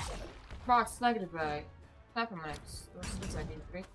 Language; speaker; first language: Latvian; native; Latvian